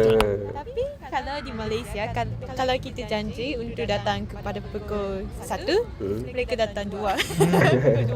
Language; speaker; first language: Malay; non-native, fluent; Japanese